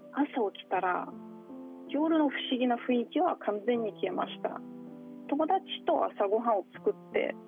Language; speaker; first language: Japanese; non-native, fluent; Russian